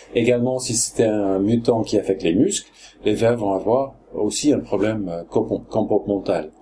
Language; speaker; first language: French; non-native, fluent; English